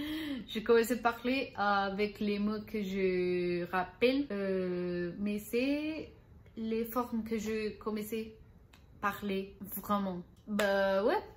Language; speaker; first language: French; non-native, learner; Spanish